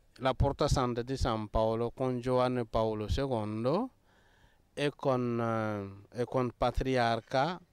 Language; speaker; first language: Italian; non-native, fluent; Mossi